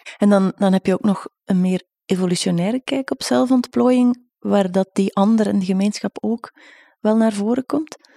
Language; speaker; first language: Dutch; native; Dutch